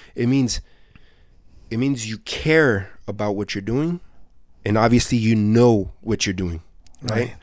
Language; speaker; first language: English; native; English